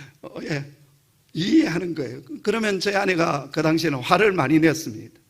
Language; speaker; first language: Korean; native; Korean